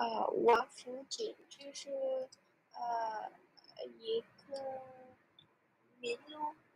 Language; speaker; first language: Chinese; non-native, learner; Vietnamese